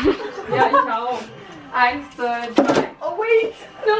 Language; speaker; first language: German; native; German